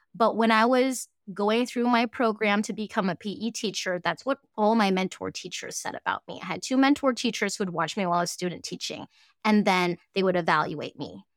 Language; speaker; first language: English; early bilingual, other home language; Cantonese